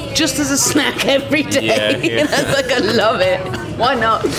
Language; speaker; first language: English; native; English